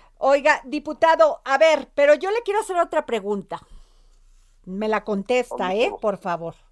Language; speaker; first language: Spanish; native; Spanish